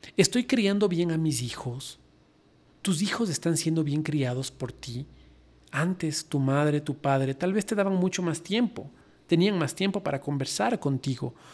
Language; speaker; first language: Spanish; native; Spanish